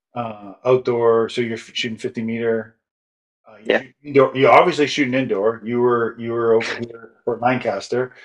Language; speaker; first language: English; native; English